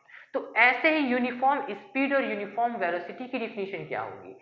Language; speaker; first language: Hindi; native; Hindi